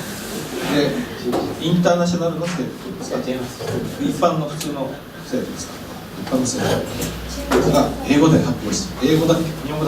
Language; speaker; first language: Japanese; native; Japanese